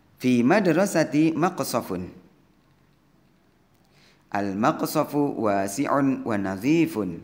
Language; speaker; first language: Arabic; non-native, fluent; Indonesian